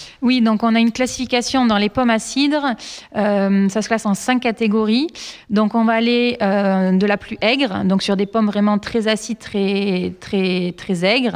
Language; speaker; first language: French; native; French